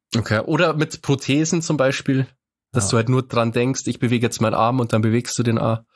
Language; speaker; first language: German; native; German